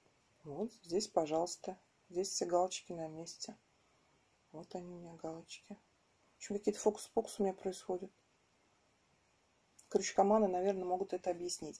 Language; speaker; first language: Russian; native; Russian